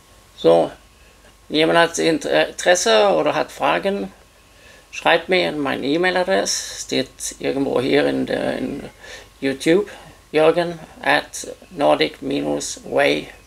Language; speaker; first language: German; non-native, fluent; Swedish